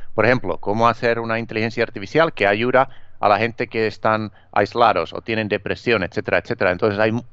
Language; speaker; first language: Spanish; non-native, fluent; Finnish